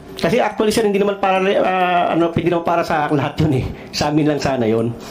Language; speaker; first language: Filipino; non-native, local second language; Cebuano